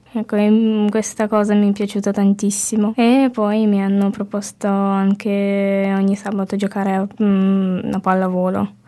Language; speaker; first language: Italian; non-native, fluent; Ukrainian